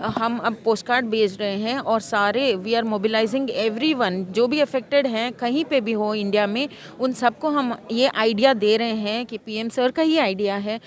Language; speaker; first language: Hindi; non-native, local second language; Kannada